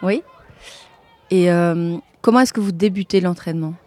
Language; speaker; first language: French; native; French